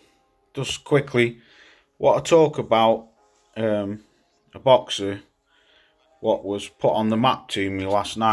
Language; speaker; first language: English; native; English